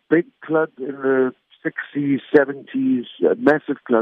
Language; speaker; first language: English; native; English